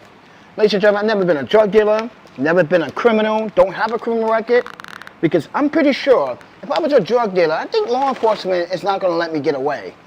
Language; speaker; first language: English; native; English